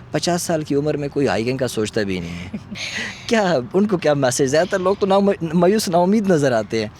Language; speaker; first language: Urdu; non-native, local second language; Pashto